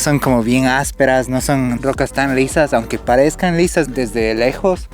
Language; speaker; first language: Spanish; native; Spanish